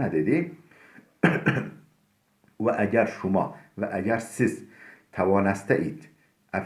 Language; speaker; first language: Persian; non-native, fluent; Turkish